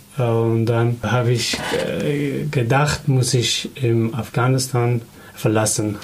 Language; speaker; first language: German; non-native, learner; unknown